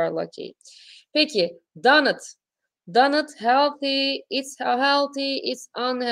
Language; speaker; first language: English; non-native, fluent; Turkish